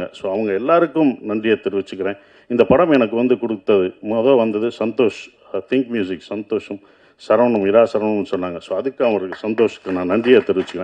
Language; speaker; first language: Tamil; native; Tamil